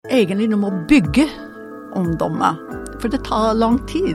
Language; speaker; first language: Norwegian; non-native, fluent; English